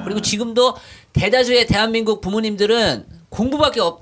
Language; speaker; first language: Korean; native; Korean